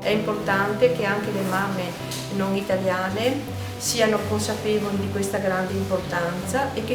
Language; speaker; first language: Italian; native; Italian